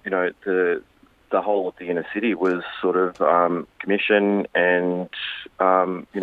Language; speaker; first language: English; native; English